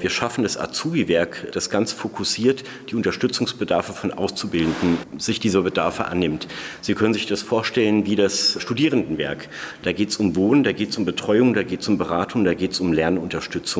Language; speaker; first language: German; native; German